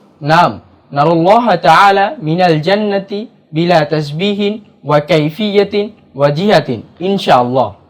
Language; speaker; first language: Arabic; non-native, learner; Bangla